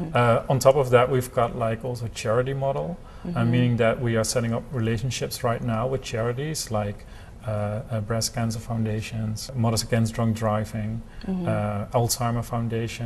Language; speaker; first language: English; non-native, fluent; Dutch